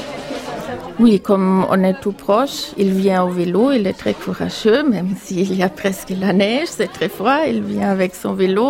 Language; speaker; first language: French; non-native, fluent; German